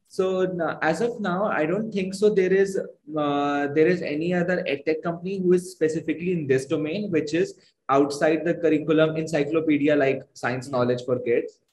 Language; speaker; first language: English; non-native, local second language; Hindi